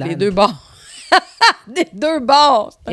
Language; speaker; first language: French; native; French